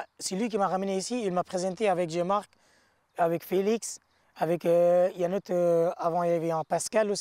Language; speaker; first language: French; non-native, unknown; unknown